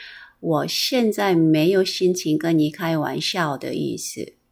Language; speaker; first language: Chinese; non-native, fluent; Korean